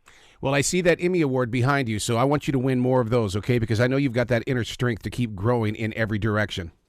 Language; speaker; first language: English; native; English